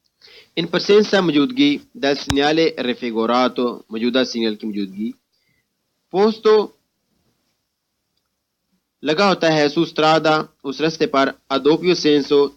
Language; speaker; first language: Italian; non-native, fluent; Urdu